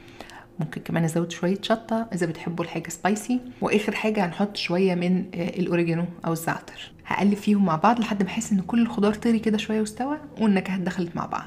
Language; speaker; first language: Arabic; native; Arabic